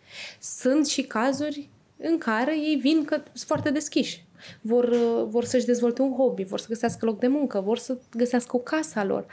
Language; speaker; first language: Romanian; native; Romanian